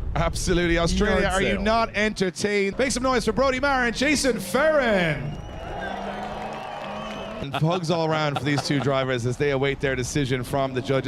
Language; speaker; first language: English; native; English